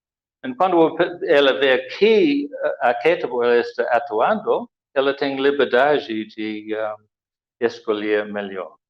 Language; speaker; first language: Portuguese; non-native, learner; English